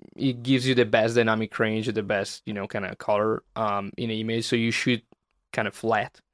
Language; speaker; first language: English; non-native, fluent; Italian